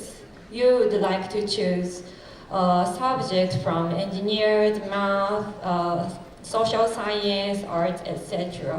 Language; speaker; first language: English; non-native, fluent; Japanese